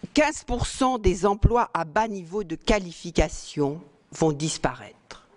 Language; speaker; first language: French; native; French